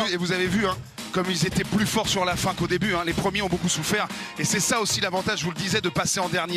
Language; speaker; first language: French; native; French